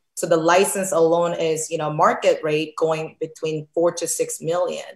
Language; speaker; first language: English; early bilingual, other home language; Korean